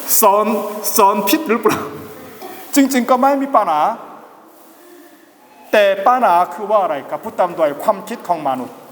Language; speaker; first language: Thai; non-native, learner; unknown